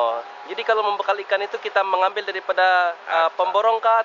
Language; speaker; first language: Indonesian; non-native, local second language; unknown